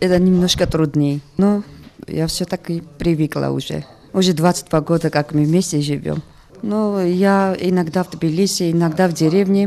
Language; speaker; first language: Russian; non-native, local second language; Georgian